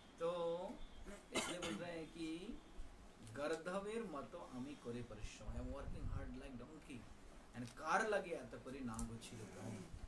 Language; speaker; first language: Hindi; non-native, local second language; Bangla